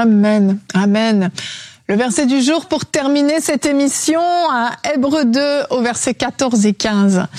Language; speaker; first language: French; native; French